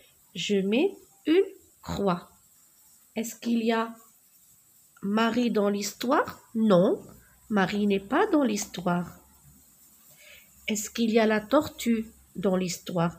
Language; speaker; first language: French; non-native, local second language; Arabic